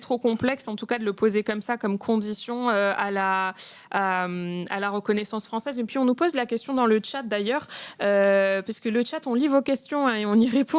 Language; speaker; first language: French; native; French